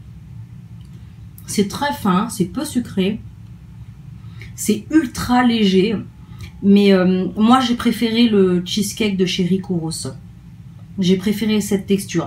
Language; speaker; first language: French; native; French